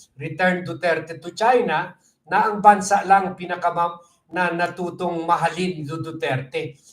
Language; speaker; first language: Filipino; native; Filipino